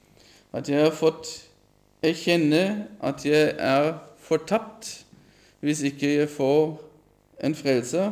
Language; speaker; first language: Norwegian; non-native, fluent; German